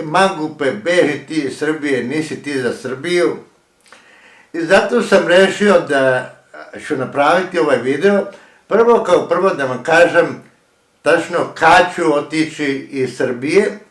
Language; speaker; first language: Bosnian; early bilingual, heritage; Croatian